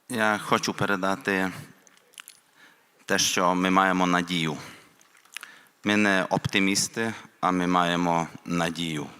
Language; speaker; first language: Ukrainian; non-native, local second language; Hungarian